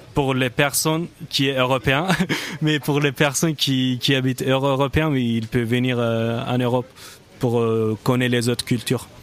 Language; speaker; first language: French; non-native, fluent; Turkish